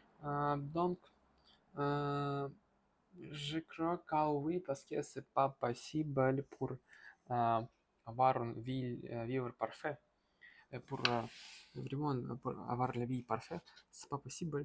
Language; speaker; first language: French; non-native, learner; Russian